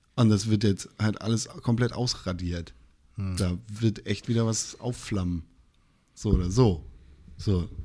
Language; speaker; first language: German; native; German